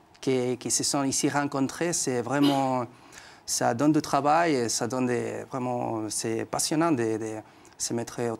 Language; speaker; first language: French; non-native, fluent; Spanish